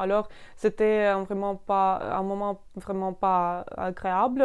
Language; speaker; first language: French; non-native, fluent; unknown